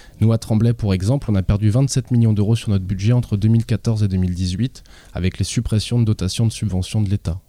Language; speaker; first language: French; native; French